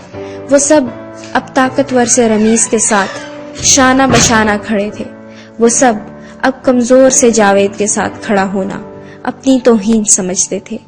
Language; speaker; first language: Urdu; native; Urdu